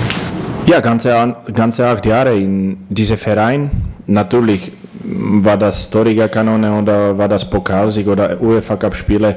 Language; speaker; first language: German; non-native, learner; Slovak